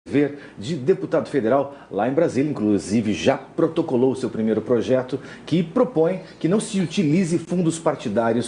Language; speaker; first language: Portuguese; native; Portuguese